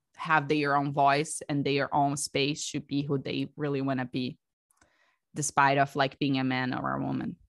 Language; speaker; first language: English; non-native, fluent; Portuguese